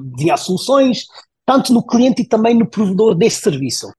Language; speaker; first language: Portuguese; early bilingual, heritage; Portuguese